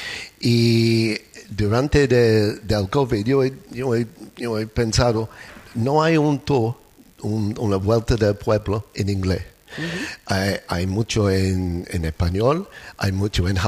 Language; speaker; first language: Spanish; non-native, fluent; English